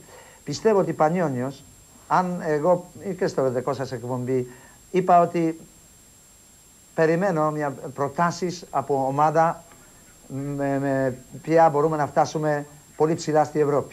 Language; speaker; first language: Greek; non-native, fluent; Polish